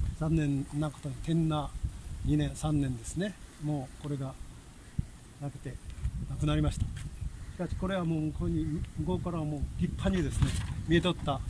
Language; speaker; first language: Japanese; native; Japanese